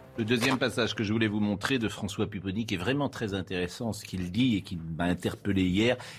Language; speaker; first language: French; native; French